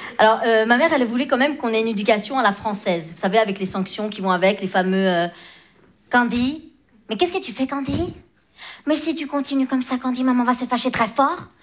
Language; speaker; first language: French; early bilingual, other home language; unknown